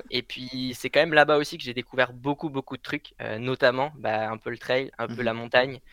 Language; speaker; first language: French; native; French